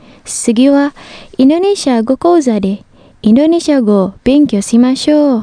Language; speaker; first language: Japanese; non-native, fluent; Indonesian